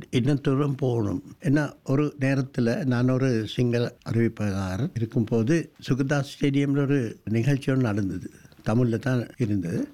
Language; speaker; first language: Tamil; non-native, local second language; Sinhala